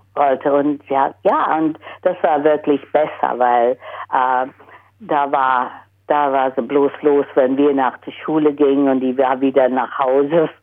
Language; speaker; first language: German; early bilingual, heritage; German